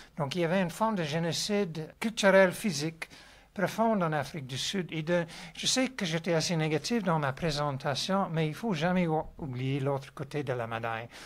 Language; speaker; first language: French; non-native, fluent; English